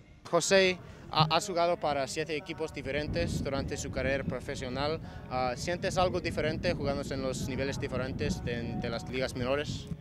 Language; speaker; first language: Spanish; non-native, learner; English